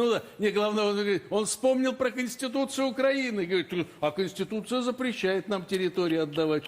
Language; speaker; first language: Russian; native; Russian